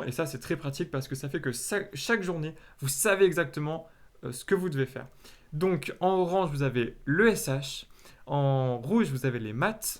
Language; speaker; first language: French; native; French